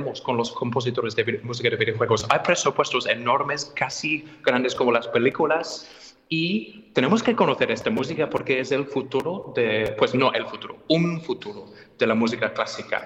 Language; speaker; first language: Spanish; non-native, fluent; English